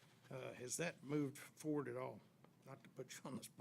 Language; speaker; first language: English; native; English